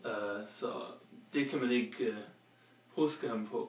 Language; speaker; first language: Danish; non-native, fluent; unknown